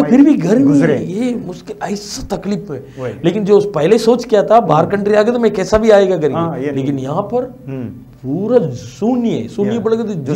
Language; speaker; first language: Hindi; non-native, local second language; Tamil